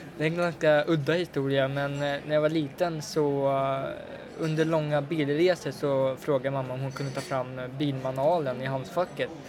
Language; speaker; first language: Swedish; early bilingual, other home language; Russian